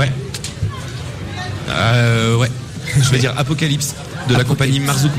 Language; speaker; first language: French; native; French